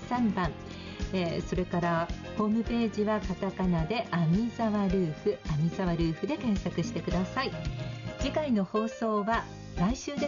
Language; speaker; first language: Japanese; native; Japanese